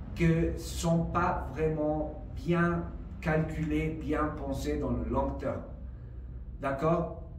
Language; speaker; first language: French; non-native, fluent; Spanish